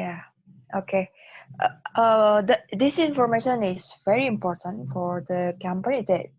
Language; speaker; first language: English; non-native, fluent; Indonesian